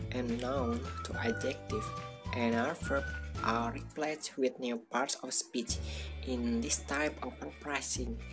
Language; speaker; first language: English; non-native, learner; Indonesian